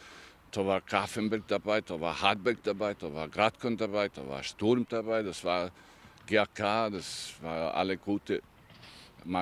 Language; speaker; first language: German; non-native, learner; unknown